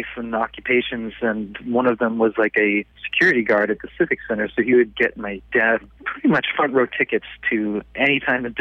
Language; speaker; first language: English; native; English